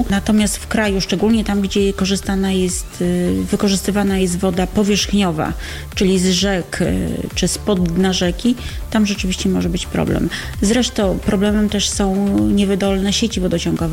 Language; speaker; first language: Polish; native; Polish